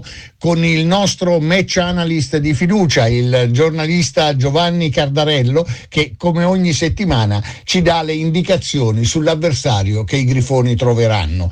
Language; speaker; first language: Italian; native; Italian